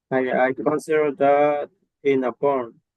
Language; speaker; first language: English; non-native, learner; Spanish